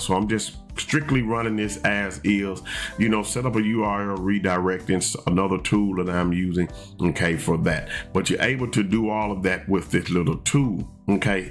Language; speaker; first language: English; native; English